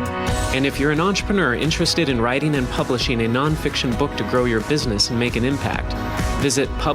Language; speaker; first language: English; native; English